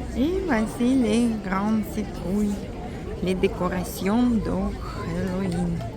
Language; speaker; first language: French; non-native, fluent; Russian